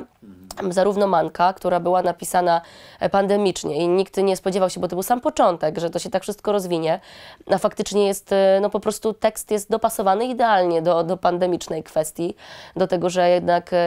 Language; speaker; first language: Polish; native; Polish